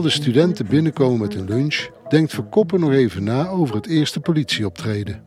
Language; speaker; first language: Dutch; native; Dutch